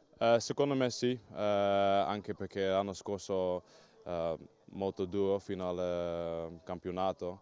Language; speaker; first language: Italian; non-native, learner; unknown